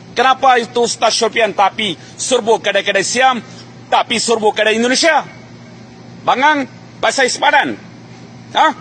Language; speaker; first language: Malay; non-native, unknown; Bangla